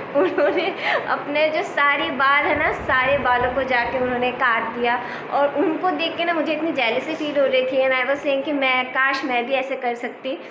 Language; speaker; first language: Hindi; non-native, local second language; Bangla